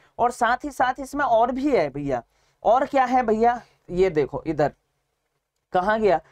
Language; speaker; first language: Hindi; native; Hindi